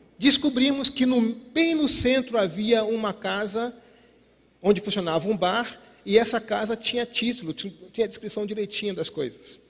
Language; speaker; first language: Portuguese; native; Portuguese